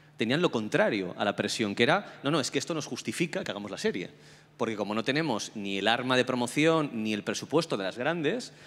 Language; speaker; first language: Spanish; native; Spanish